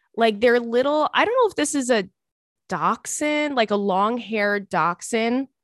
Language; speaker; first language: English; native; English